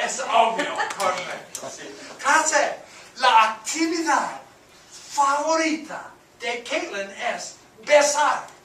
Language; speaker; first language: Spanish; non-native, fluent; English